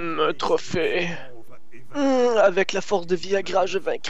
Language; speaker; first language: French; native; French